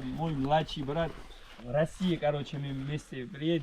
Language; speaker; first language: Russian; non-native, learner; Georgian